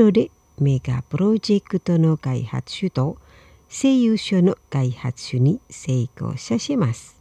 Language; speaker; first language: Japanese; non-native, fluent; Indonesian